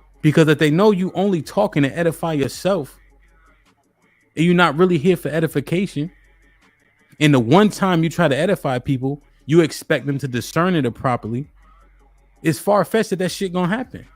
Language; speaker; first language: English; native; English